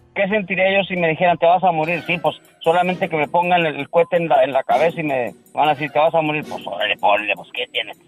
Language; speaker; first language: Spanish; native; Spanish